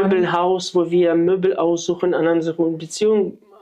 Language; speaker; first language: German; non-native, fluent; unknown